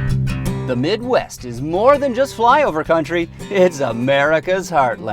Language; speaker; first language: English; native; English